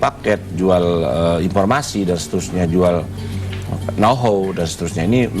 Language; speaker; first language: Indonesian; native; Indonesian